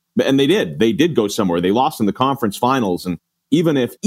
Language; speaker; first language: English; native; English